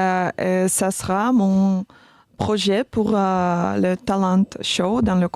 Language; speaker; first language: French; non-native, learner; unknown